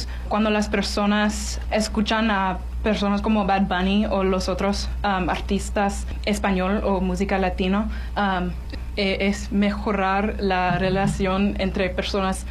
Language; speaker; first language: Spanish; non-native, learner; English